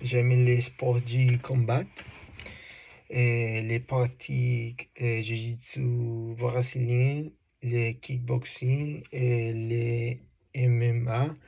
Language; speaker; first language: French; non-native, learner; Spanish